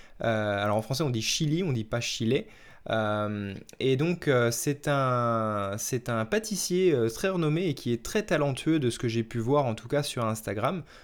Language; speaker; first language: French; native; French